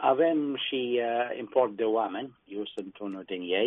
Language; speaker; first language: Romanian; non-native, fluent; English